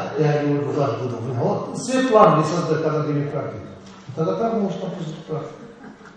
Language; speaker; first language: Russian; non-native, learner; Tibetan